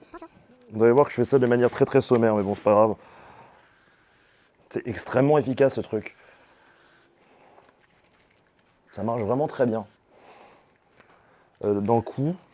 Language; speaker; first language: French; native; French